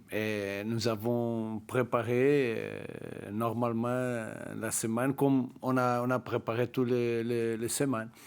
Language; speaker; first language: French; non-native, learner; Portuguese